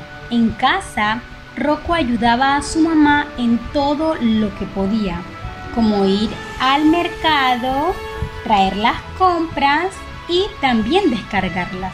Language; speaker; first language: Spanish; native; Spanish